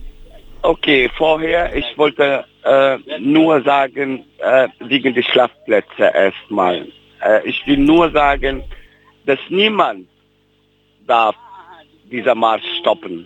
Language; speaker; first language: German; non-native, fluent; Arabic